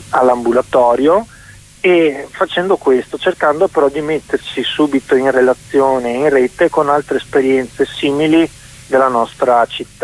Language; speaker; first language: Italian; native; Italian